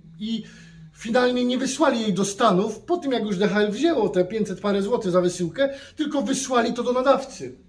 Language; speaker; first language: Polish; native; Polish